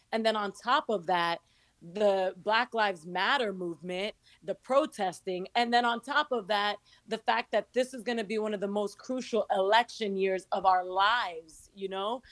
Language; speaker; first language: English; early bilingual, other home language; Spanish